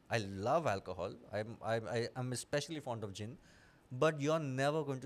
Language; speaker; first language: English; non-native, local second language; Bangla